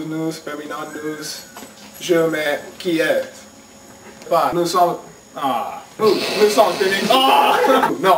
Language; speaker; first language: French; non-native, learner; English